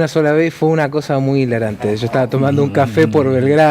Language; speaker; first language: Spanish; native; Spanish